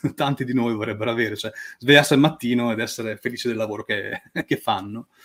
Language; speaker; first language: Italian; native; Italian